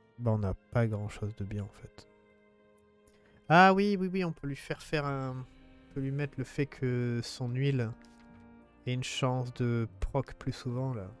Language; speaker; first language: French; native; French